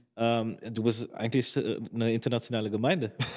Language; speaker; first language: German; native; German